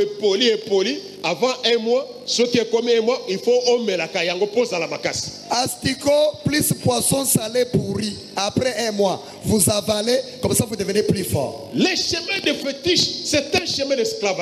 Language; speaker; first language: French; non-native, local second language; Lingala